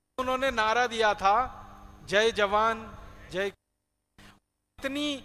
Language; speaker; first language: Hindi; native; Hindi